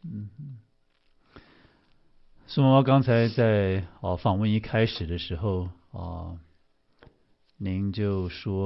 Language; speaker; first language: Chinese; native; Chinese